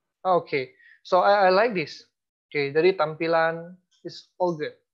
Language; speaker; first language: English; non-native, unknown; Indonesian